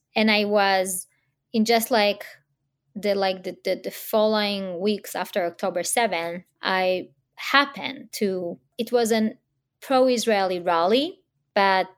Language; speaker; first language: English; non-native, fluent; Hebrew